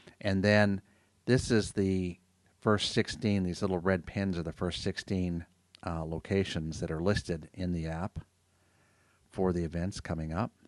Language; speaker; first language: English; native; English